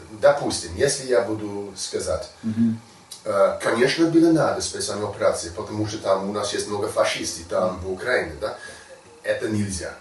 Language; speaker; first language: Russian; non-native, learner; English